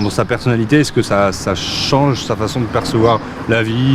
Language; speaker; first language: French; native; French